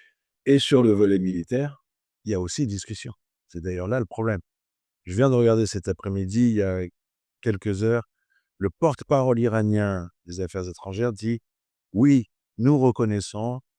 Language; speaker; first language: French; native; French